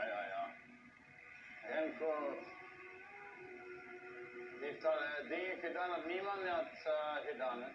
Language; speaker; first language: Dutch; non-native, local second language; French